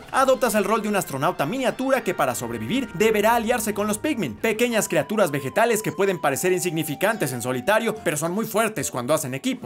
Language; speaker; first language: Spanish; native; Spanish